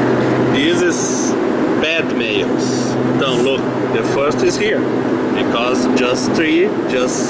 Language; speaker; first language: English; non-native, learner; Portuguese